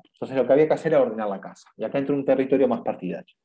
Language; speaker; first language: Spanish; native; Spanish